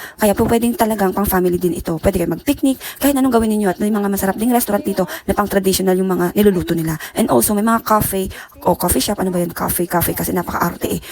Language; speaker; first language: Filipino; native; Filipino